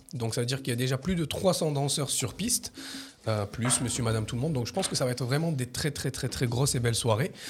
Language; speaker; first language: French; native; French